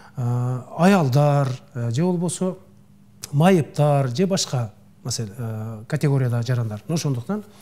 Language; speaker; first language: Kyrgyz; native; Kyrgyz